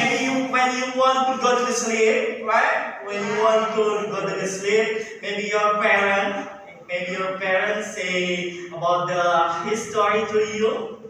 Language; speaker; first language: English; non-native, learner; Indonesian